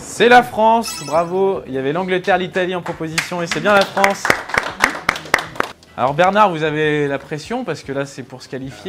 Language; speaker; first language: French; native; French